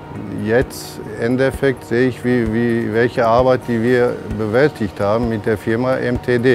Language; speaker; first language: German; non-native, learner; Polish